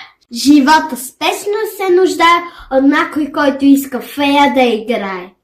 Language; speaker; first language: Bulgarian; early bilingual, heritage; German